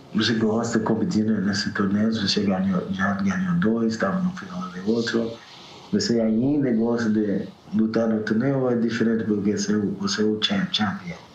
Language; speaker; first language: Portuguese; non-native, learner; English